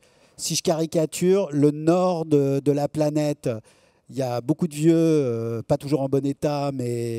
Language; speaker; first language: French; native; French